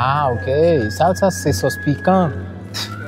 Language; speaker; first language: Spanish; non-native, learner; Haitian Creole